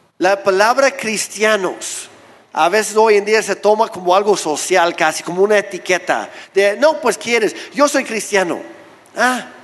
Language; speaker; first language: Spanish; non-native, fluent; English